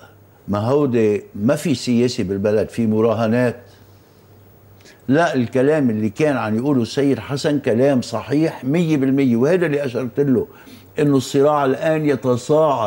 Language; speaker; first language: Arabic; native; Arabic